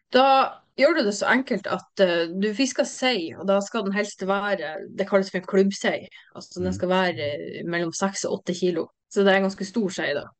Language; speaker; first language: Norwegian; native; Norwegian